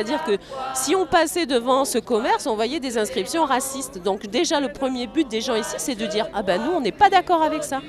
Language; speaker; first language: French; native; French